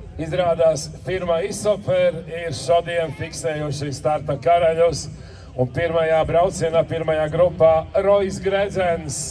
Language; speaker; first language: Latvian; native; Latvian